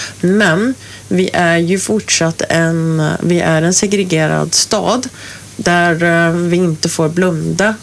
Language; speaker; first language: Swedish; native; Swedish